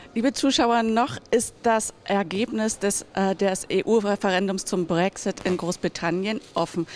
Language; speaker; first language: German; native; German